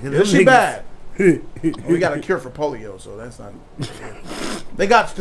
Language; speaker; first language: English; native; English